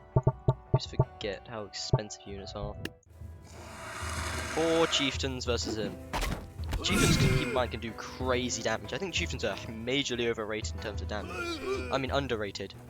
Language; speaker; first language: English; native; English